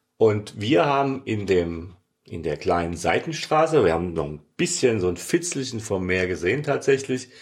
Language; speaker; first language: German; native; German